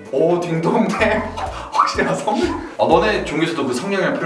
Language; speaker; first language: Korean; native; Korean